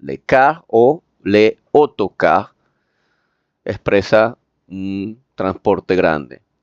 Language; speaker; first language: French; non-native, fluent; Spanish